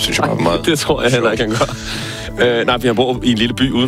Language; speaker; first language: Danish; native; Danish